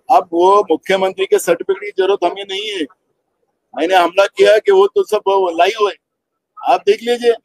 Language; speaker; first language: Hindi; non-native, local second language; Marathi